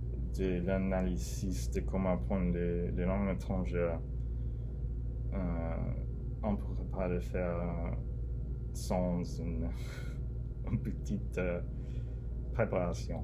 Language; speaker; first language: French; non-native, learner; English